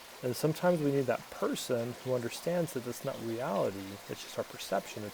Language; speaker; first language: English; native; English